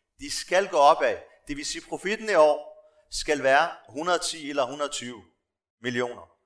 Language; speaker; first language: Danish; non-native, local second language; Arabic